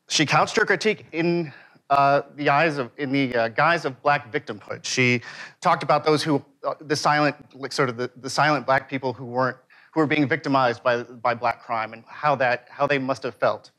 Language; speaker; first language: English; native; English